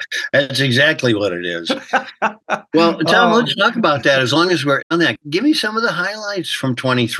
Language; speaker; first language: English; native; English